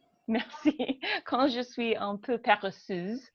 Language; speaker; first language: French; non-native, learner; English